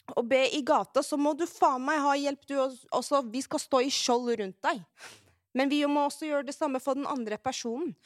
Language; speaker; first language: Norwegian; early bilingual, other home language; Arabic